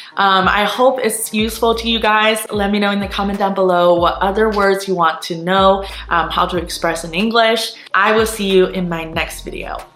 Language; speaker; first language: English; non-native, fluent; Chinese